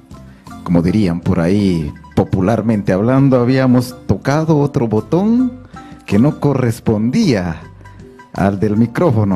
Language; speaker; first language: Spanish; native; Spanish